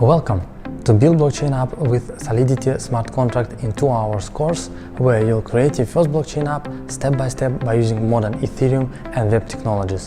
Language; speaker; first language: English; non-native, fluent; Russian